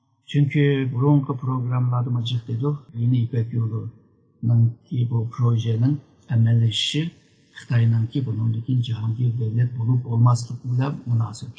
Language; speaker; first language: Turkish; non-native, learner; Uyghur